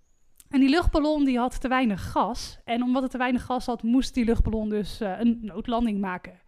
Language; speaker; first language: Dutch; native; Dutch